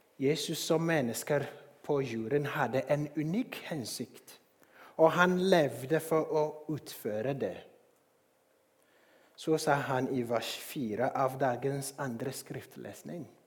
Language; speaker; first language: Norwegian; non-native, fluent; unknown